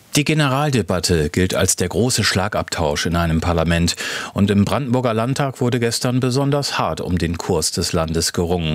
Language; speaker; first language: German; native; German